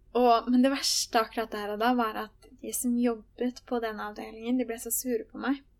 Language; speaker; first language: Norwegian; native; Norwegian